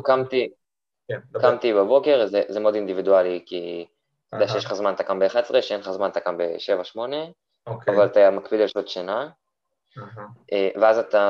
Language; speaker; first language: Hebrew; native; Hebrew